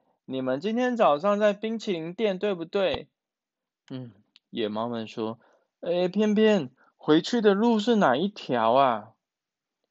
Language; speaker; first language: Chinese; native; Chinese